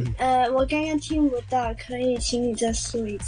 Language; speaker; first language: Chinese; non-native, local second language; Cantonese